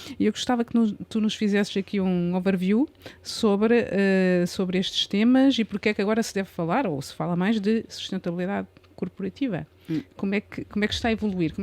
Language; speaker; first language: Portuguese; native; Portuguese